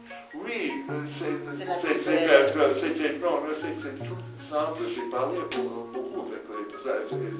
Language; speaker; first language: French; non-native, fluent; English